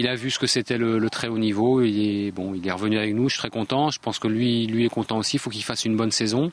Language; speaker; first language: French; native; French